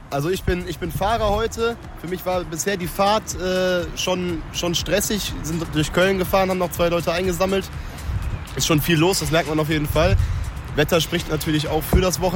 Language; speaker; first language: German; native; German